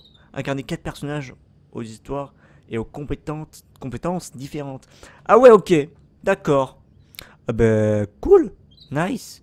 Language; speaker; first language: French; native; French